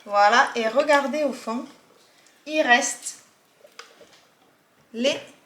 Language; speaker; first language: French; native; French